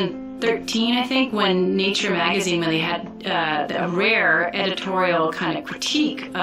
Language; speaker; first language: English; native; English